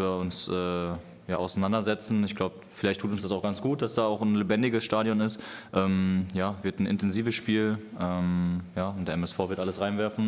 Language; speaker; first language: German; native; German